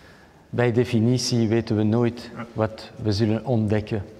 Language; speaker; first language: Dutch; non-native, fluent; French